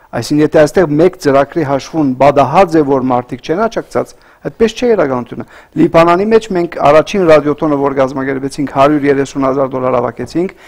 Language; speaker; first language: Armenian; early bilingual, heritage; Armenian